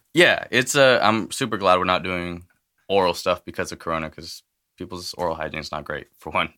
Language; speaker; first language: English; native; English